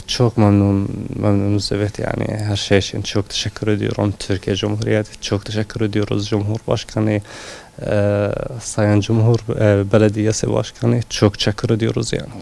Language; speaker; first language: Turkish; non-native, learner; Arabic